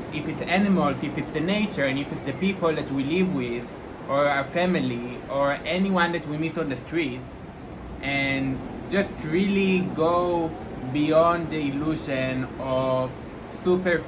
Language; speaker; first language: English; non-native, fluent; Hebrew